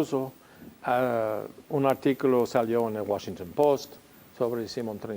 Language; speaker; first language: Spanish; non-native, fluent; English